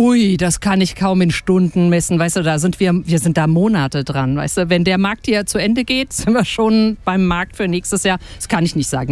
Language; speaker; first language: German; native; German